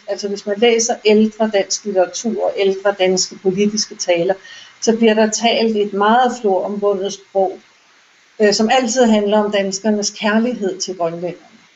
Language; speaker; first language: Danish; native; Danish